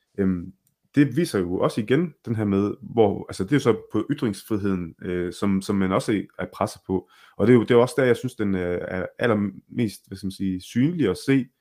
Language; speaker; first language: Danish; early bilingual, other home language; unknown